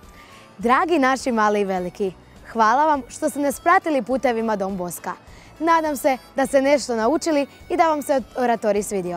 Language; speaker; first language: Croatian; native; Croatian